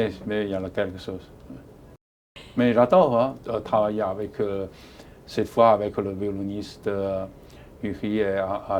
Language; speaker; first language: French; non-native, learner; Chinese